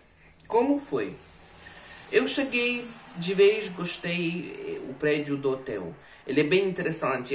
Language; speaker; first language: Portuguese; non-native, fluent; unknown